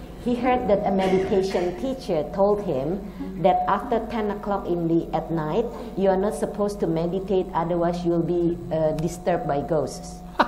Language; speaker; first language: English; non-native, fluent; Indonesian